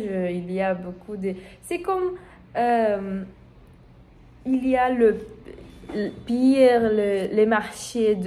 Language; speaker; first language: French; non-native, learner; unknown